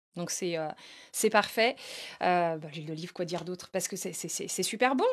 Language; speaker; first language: French; native; French